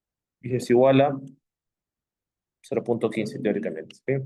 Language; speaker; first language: Spanish; native; Spanish